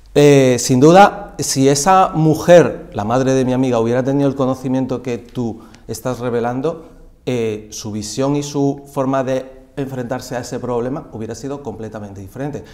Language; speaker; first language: Spanish; native; Spanish